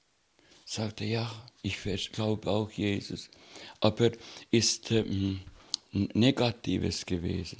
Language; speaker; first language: German; non-native, learner; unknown